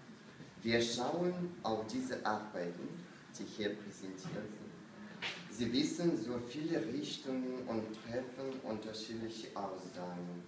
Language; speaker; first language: German; non-native, fluent; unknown